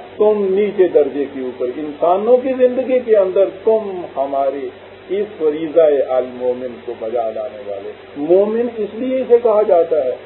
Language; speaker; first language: Urdu; non-native, local second language; Punjabi